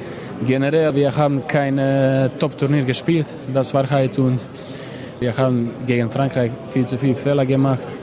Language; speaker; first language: German; non-native, fluent; Croatian